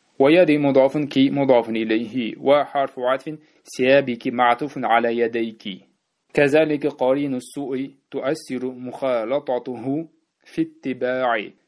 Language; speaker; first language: Arabic; non-native, fluent; Uzbek